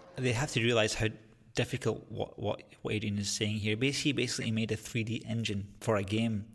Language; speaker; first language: English; native; English